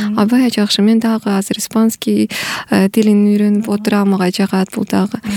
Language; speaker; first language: Kyrgyz; non-native, local second language; Russian